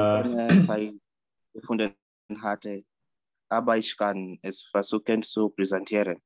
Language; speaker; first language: German; non-native, learner; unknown